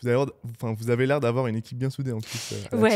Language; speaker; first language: French; native; French